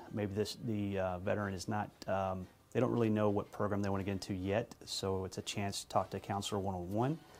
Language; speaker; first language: English; native; English